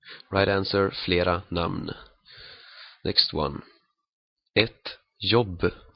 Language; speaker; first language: Swedish; native; Swedish